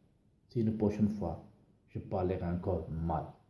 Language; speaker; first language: French; non-native, learner; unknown